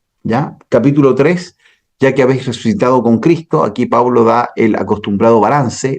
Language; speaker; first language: Spanish; native; Spanish